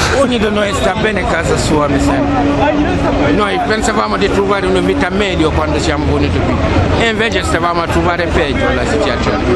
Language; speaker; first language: Italian; non-native, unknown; Wolof